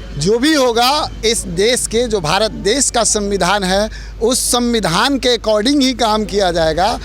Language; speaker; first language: Hindi; native; Hindi